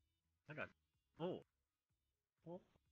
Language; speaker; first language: Japanese; native; Japanese